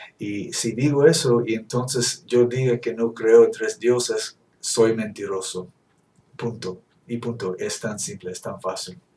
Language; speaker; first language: Spanish; non-native, learner; English